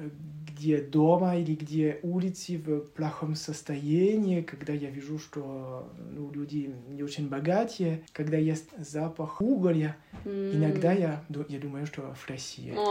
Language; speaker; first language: Russian; non-native, learner; French